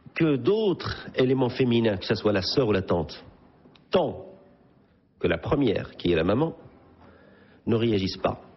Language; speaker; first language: French; non-native, local second language; Arabic